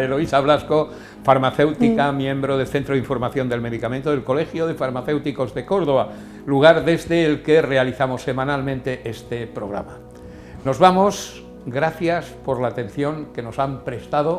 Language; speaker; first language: Spanish; native; Spanish